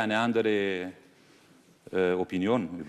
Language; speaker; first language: German; non-native, fluent; Romanian